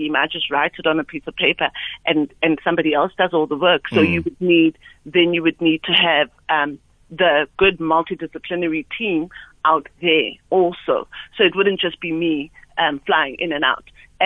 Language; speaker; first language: English; non-native, local second language; Southern Sotho